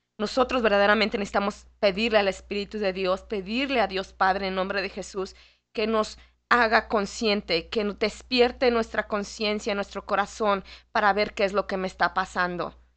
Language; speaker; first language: Spanish; native; Spanish